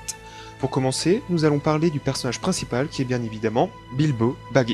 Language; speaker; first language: French; native; French